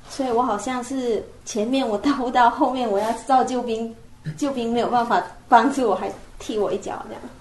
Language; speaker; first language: Chinese; native; Chinese